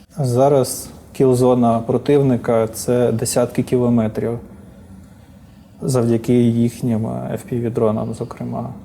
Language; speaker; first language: Ukrainian; native; Ukrainian